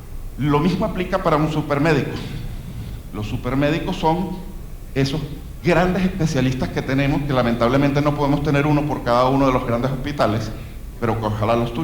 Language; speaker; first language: Spanish; native; Spanish